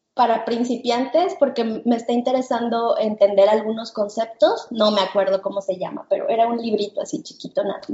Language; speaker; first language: Spanish; native; Spanish